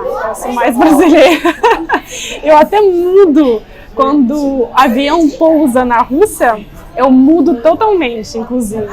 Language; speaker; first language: Portuguese; non-native, fluent; Russian